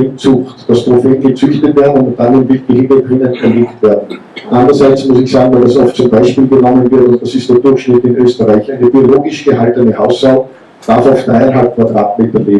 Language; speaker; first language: German; native; German